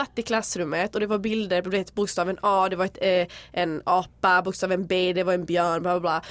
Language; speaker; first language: Swedish; early bilingual, other home language; Serbian